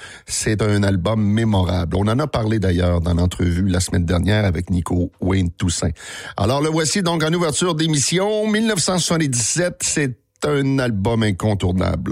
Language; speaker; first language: French; native; French